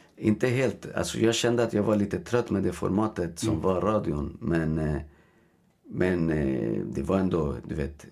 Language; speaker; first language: Swedish; early bilingual, other home language; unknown